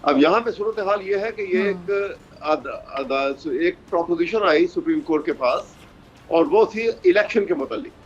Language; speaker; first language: Urdu; native; Urdu